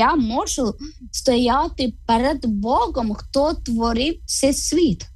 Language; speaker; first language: Ukrainian; non-native, learner; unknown